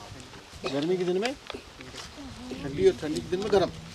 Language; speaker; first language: Hindi; native; Hindi